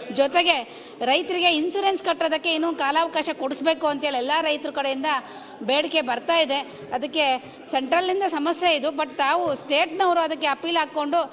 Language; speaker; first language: Kannada; native; Kannada